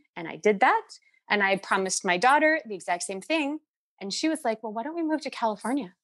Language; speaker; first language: English; native; English